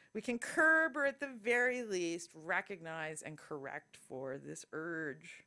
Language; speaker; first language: English; native; English